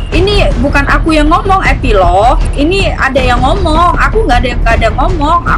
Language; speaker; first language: Indonesian; native; Indonesian